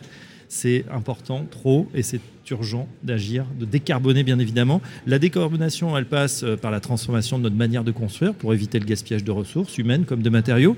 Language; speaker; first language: French; native; French